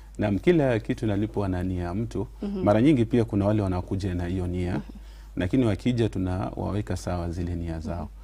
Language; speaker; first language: Swahili; non-native, local second language; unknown